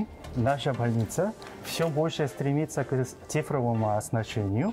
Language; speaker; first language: Russian; non-native, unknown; Korean